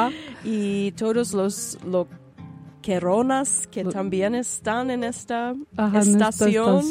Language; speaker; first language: Spanish; non-native, learner; English